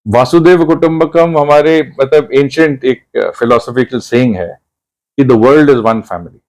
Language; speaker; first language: Hindi; non-native, local second language; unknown